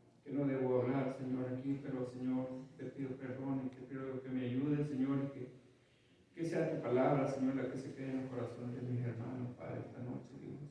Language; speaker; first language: Spanish; native; Spanish